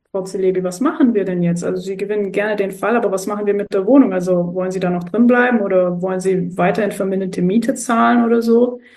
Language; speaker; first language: German; early bilingual, other home language; Turkish